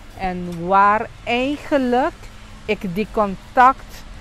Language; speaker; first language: Dutch; non-native, local second language; Papiamento